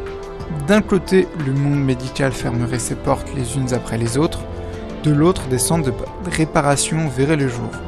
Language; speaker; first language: French; native; French